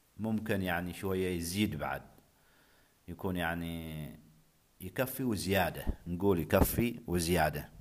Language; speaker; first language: Arabic; native; Arabic